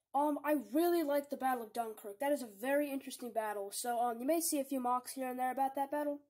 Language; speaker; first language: English; native; English